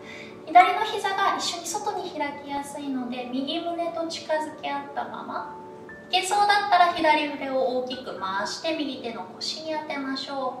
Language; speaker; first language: Japanese; native; Japanese